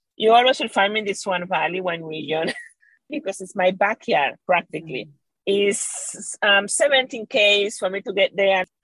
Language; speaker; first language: English; non-native, fluent; Spanish